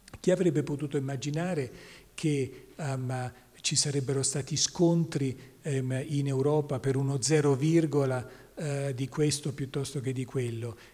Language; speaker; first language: Italian; native; Italian